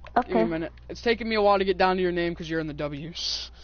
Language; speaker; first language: English; native; English